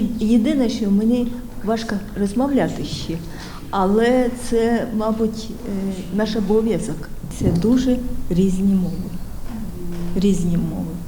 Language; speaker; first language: Ukrainian; non-native, local second language; Russian